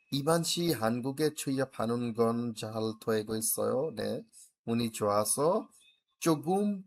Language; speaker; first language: Korean; non-native, learner; Bangla